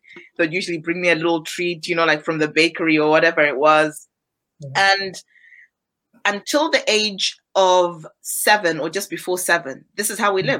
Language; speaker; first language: English; non-native, local second language; Nyanja